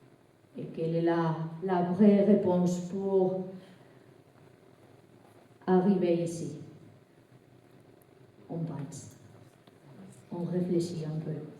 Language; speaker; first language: French; non-native, fluent; Spanish